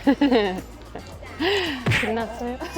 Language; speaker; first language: Korean; non-native, learner; German